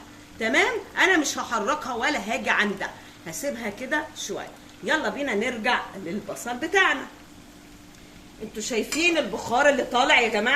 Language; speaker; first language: Arabic; native; Arabic